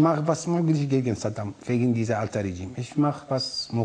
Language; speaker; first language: German; non-native, learner; Arabic